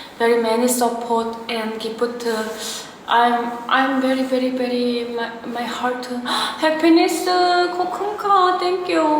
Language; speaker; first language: English; non-native, learner; Korean